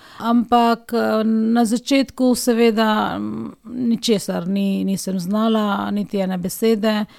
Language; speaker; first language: Slovenian; non-native, fluent; Hindi